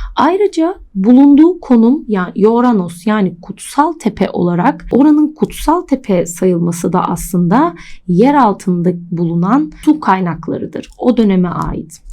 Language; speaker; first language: Turkish; native; Turkish